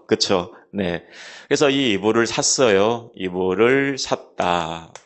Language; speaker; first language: Korean; native; Korean